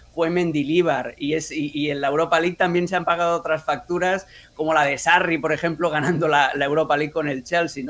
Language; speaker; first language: Spanish; native; Spanish